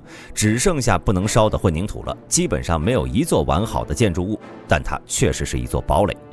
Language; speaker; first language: Chinese; native; Chinese